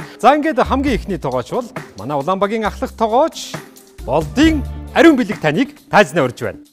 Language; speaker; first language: Mongolian; native; Mongolian